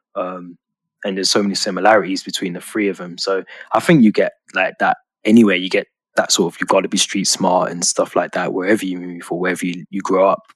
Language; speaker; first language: English; native; English